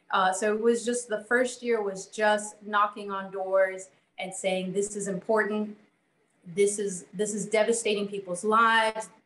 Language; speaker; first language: English; native; English